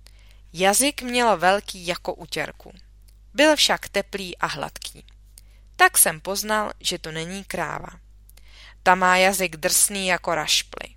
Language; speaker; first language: Czech; native; Czech